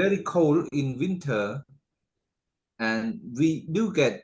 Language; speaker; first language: English; non-native, learner; Khmer